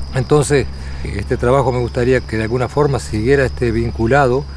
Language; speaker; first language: Spanish; native; Spanish